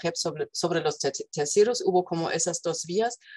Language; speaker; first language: Spanish; non-native, fluent; German